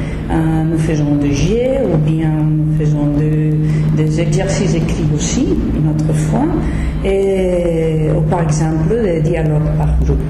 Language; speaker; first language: French; non-native, learner; Spanish